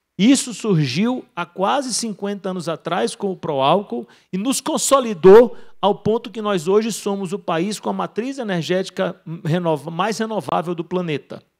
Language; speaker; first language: Portuguese; native; Portuguese